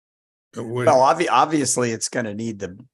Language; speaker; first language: English; native; English